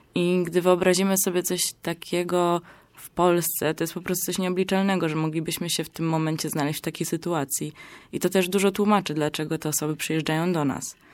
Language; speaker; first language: Polish; native; Polish